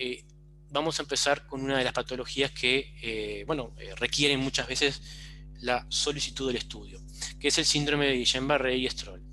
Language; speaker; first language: Spanish; native; Spanish